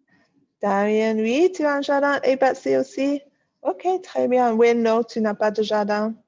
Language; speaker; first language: French; non-native, fluent; English